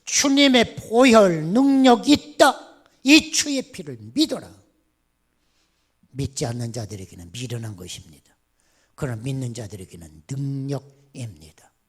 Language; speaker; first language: Korean; native; Korean